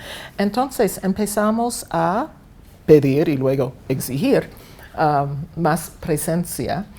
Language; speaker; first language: Spanish; non-native, fluent; English